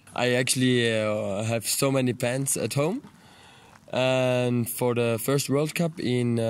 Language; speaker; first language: English; non-native, fluent; Italian